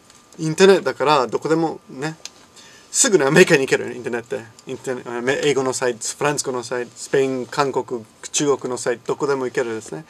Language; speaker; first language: Japanese; non-native, fluent; English